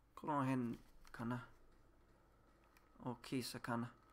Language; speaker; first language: Japanese; non-native, learner; English